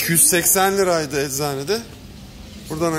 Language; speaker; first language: Turkish; native; Turkish